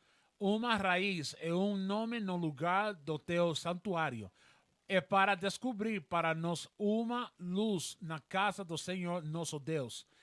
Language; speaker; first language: Portuguese; non-native, learner; Spanish